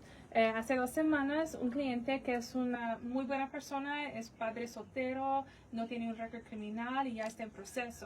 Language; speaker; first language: Spanish; non-native, fluent; English